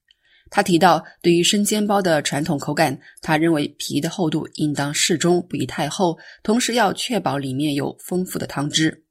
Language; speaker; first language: Chinese; native; Chinese